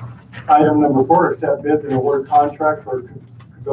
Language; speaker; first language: English; native; English